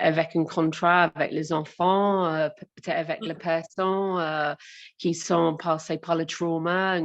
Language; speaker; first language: French; non-native, learner; English